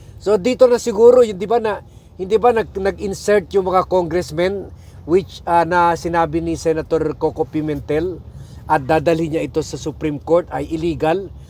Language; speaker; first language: Filipino; native; Filipino